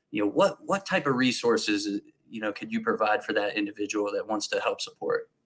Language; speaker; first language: English; native; English